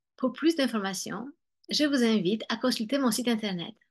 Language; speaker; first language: French; non-native, fluent; Polish